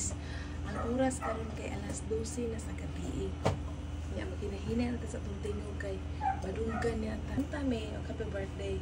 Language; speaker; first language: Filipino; non-native, local second language; Cebuano